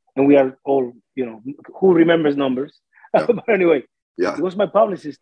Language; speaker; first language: English; non-native, fluent; Spanish